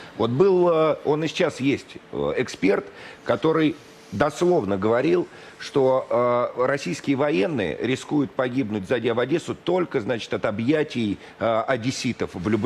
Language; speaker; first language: Russian; native; Russian